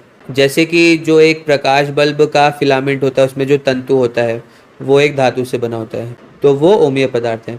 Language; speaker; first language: Hindi; native; Hindi